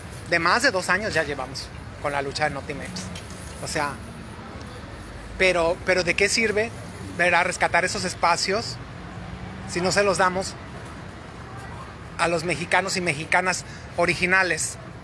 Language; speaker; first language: Spanish; native; Spanish